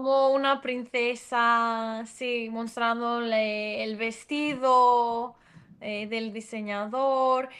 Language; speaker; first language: Spanish; non-native, fluent; Greek